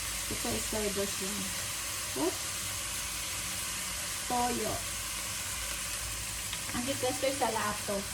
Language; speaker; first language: Italian; non-native, learner; Filipino